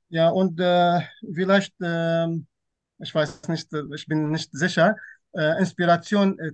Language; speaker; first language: German; non-native, fluent; Turkish